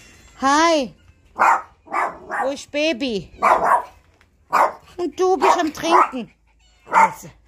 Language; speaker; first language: German; native; German